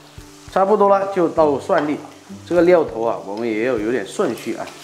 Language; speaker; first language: Chinese; non-native, local second language; Hakka Chinese